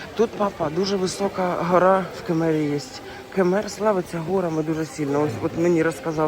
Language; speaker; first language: Ukrainian; non-native, local second language; Russian